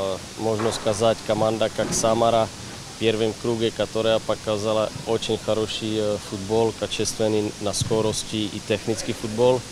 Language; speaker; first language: Russian; non-native, fluent; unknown